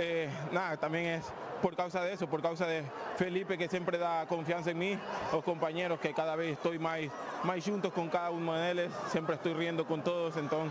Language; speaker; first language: Portuguese; non-native, fluent; Spanish